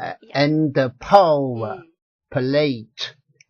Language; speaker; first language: English; non-native, learner; Chinese